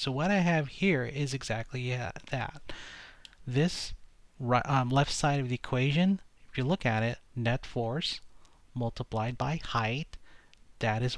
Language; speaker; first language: English; native; English